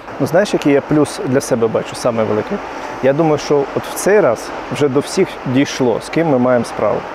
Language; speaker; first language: Ukrainian; native; Ukrainian